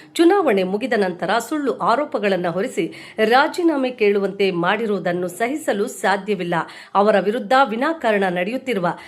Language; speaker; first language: Kannada; native; Kannada